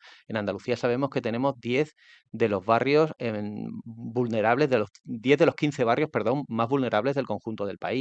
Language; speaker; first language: Spanish; native; Spanish